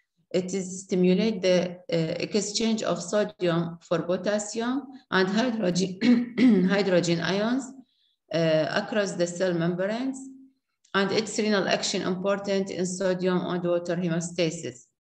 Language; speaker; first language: English; non-native, fluent; Arabic